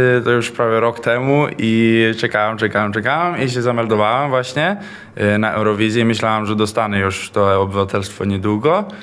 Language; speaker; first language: Polish; early bilingual, heritage; Polish